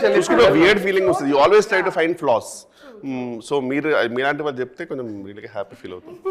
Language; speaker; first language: Telugu; native; Telugu